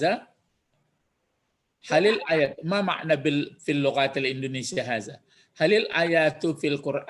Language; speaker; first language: Arabic; non-native, fluent; Indonesian